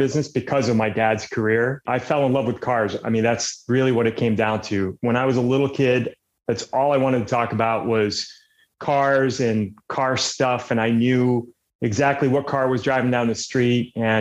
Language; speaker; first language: English; native; English